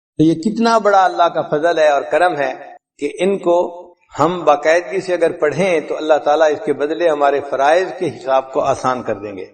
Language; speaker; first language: Urdu; non-native, local second language; Punjabi